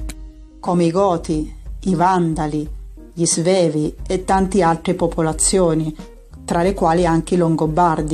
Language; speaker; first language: Italian; native; Italian